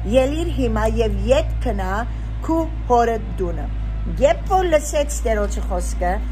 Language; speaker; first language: Armenian; early bilingual, heritage; Armenian